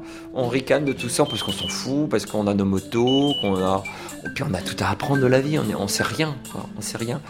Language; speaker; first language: French; native; French